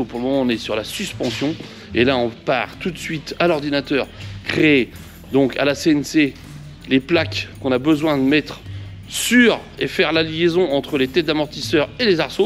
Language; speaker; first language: French; native; French